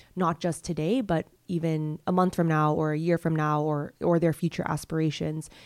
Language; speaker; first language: English; non-native, local second language; Cantonese